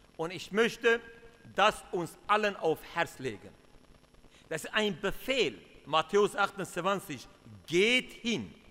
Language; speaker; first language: German; non-native, fluent; Kurdish